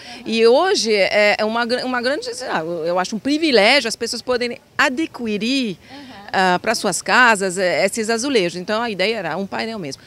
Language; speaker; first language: Portuguese; non-native, fluent; French